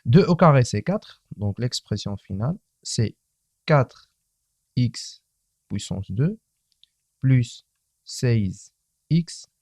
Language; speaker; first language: French; non-native, local second language; Arabic